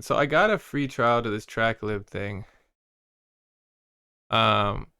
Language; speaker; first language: English; native; English